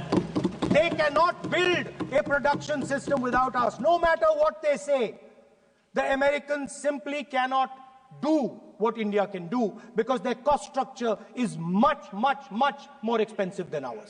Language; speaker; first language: English; non-native, local second language; Hindi